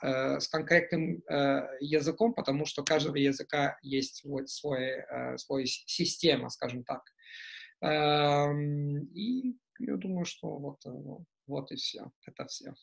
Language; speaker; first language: Russian; non-native, fluent; Italian